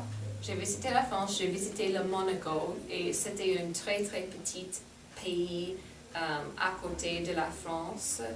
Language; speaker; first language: French; non-native, fluent; English